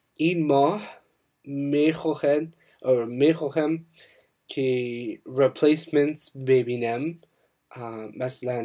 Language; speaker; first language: Persian; non-native, learner; English